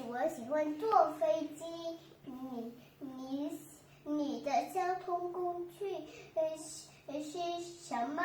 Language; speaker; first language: Chinese; non-native, learner; Vietnamese